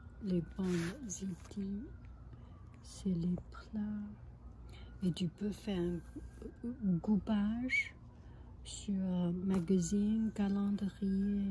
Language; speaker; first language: French; non-native, fluent; Chinese